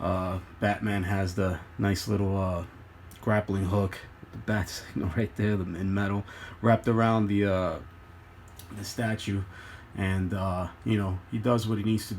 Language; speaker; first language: English; native; English